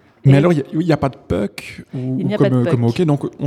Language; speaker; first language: French; native; French